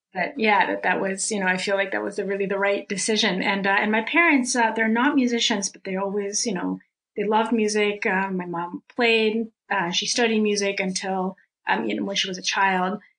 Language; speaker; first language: English; early bilingual, other home language; Russian